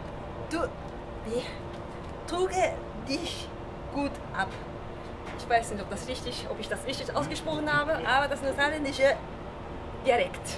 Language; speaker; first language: German; non-native, fluent; Japanese